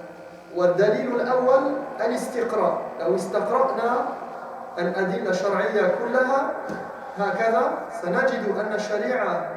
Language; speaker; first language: Arabic; non-native, fluent; French